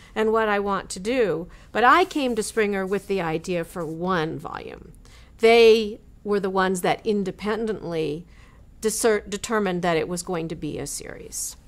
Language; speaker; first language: English; native; English